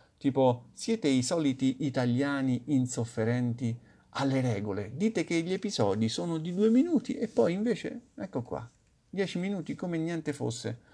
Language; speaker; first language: Italian; native; Italian